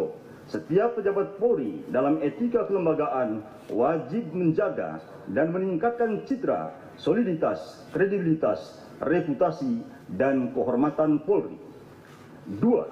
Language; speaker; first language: Indonesian; native; Indonesian